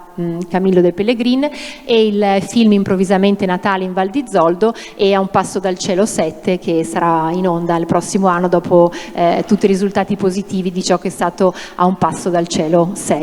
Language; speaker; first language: Italian; native; Italian